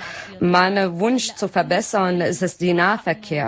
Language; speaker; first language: German; non-native, learner; Arabic